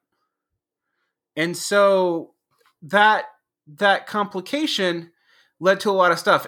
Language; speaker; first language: English; native; English